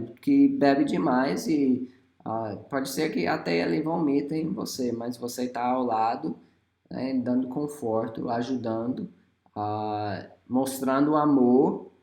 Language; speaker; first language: Portuguese; non-native, fluent; English